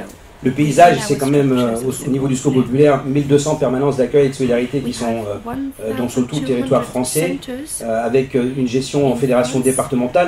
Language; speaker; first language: French; native; French